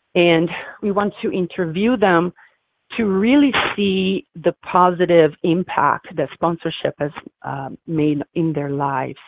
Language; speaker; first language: English; non-native, fluent; Italian